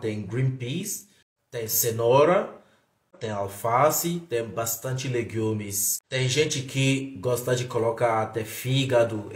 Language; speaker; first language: Portuguese; non-native, fluent; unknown